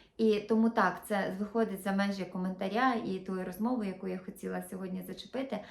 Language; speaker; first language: Ukrainian; non-native, local second language; Russian